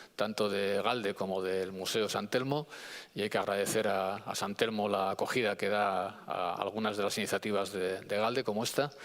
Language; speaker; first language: Spanish; native; Spanish